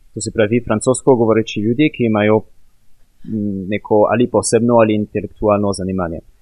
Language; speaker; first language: Slovenian; non-native, fluent; French